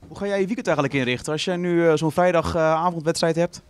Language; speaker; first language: Dutch; native; Dutch